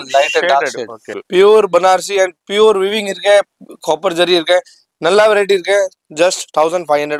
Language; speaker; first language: Tamil; non-native, local second language; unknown